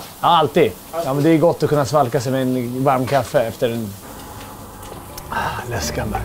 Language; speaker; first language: Swedish; native; Swedish